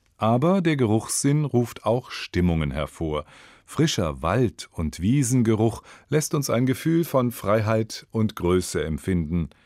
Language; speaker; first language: German; native; German